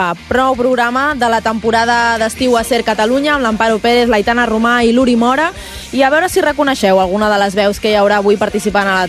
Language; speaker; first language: Catalan; native; Catalan